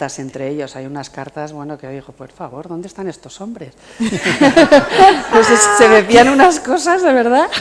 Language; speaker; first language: Spanish; native; Spanish